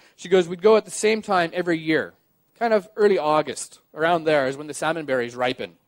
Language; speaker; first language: English; native; English